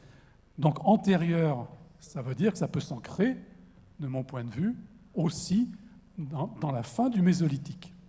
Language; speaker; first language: French; native; French